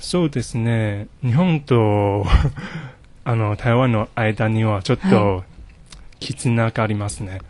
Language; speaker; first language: Japanese; non-native, fluent; Chinese